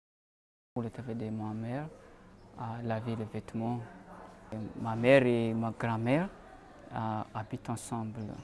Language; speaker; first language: French; non-native, local second language; Malagasy